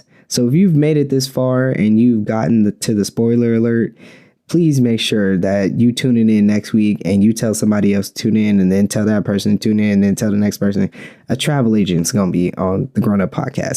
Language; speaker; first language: English; native; English